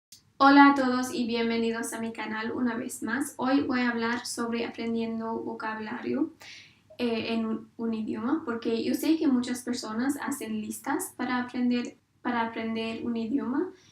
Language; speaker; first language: Spanish; non-native, learner; English